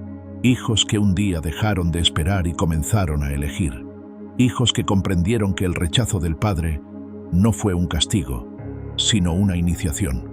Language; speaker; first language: Spanish; native; Spanish